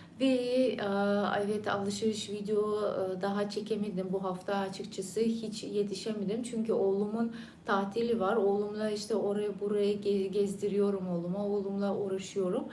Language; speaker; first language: Turkish; non-native, fluent; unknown